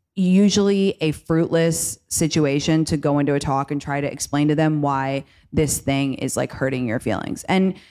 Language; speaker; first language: English; native; English